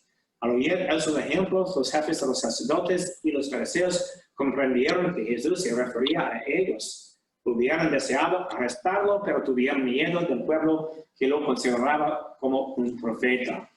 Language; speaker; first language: Spanish; non-native, fluent; English